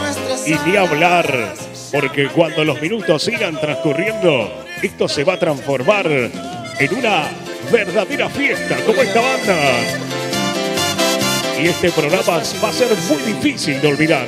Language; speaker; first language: Spanish; native; Spanish